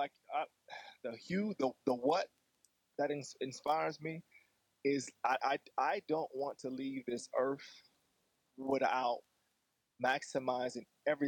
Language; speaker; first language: English; native; English